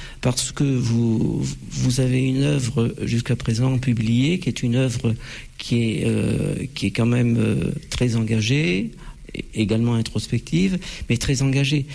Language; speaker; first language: French; native; French